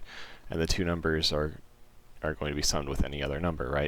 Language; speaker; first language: English; native; English